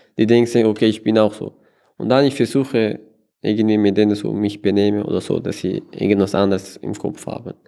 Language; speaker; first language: German; non-native, learner; Persian